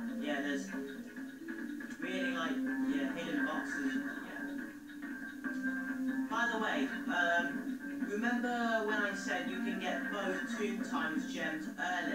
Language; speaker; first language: English; native; English